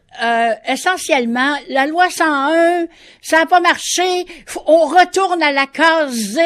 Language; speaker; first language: French; native; French